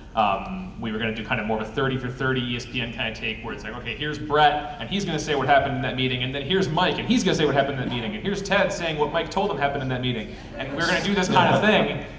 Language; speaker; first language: English; native; English